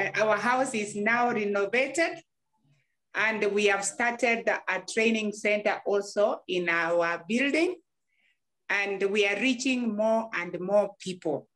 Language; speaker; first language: English; non-native, local second language; Gusii